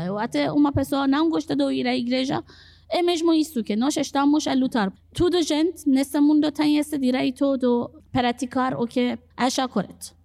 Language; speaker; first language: Portuguese; non-native, fluent; Persian